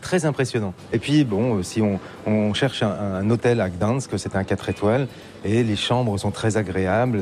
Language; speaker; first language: French; native; French